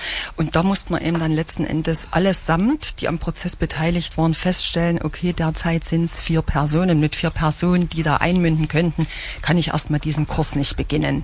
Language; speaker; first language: German; native; German